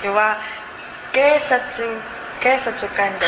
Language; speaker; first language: Japanese; non-native, learner; Cebuano